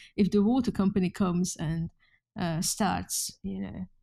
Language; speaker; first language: English; non-native, fluent; Hungarian